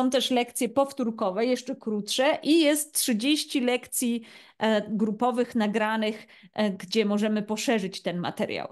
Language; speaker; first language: Polish; native; Polish